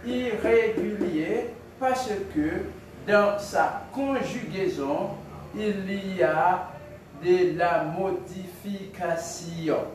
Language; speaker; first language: French; non-native, local second language; Haitian Creole